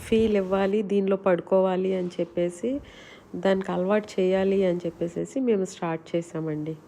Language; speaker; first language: Telugu; native; Telugu